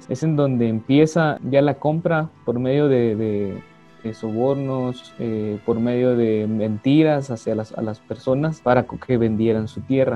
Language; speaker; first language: Spanish; native; Spanish